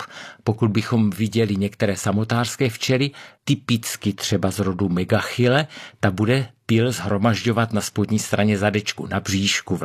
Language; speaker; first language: Czech; native; Czech